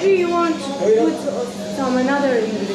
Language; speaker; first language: English; non-native, learner; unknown